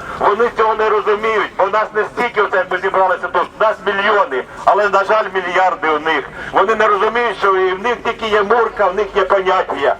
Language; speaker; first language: Ukrainian; native; Ukrainian